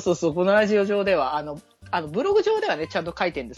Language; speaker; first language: Japanese; native; Japanese